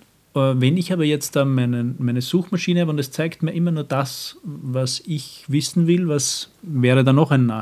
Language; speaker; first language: German; native; German